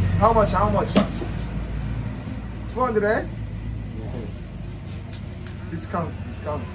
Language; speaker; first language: English; non-native, learner; Korean